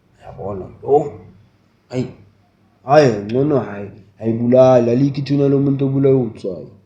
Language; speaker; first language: Zulu; native; Zulu